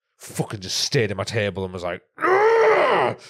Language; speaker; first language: English; native; English